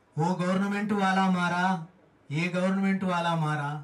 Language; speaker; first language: Hindi; non-native, local second language; Telugu